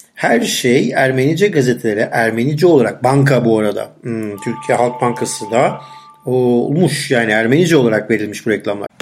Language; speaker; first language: Turkish; non-native, local second language; Armenian